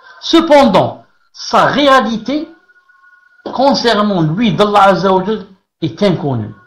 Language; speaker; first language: French; non-native, local second language; Arabic